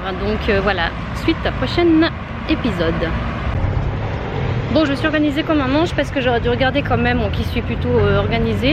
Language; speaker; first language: French; native; French